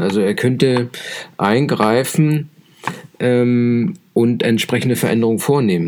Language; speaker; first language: German; native; German